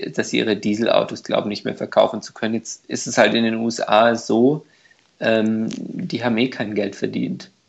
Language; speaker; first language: German; non-native, fluent; Hungarian